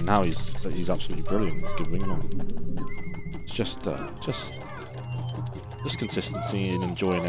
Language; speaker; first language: English; native; English